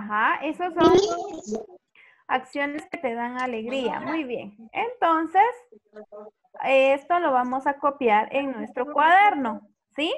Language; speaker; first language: Spanish; native; Spanish